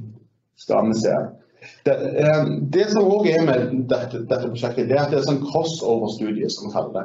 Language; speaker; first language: Norwegian; native; Norwegian